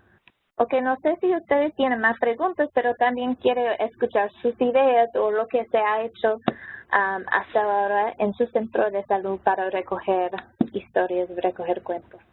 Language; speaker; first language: Spanish; non-native, local second language; English